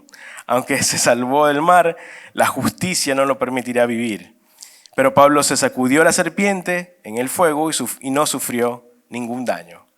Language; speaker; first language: Spanish; native; Spanish